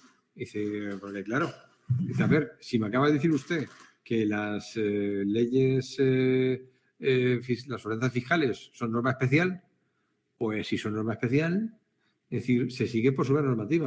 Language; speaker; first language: Spanish; native; Spanish